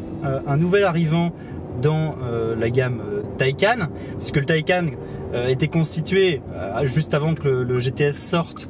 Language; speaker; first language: French; native; French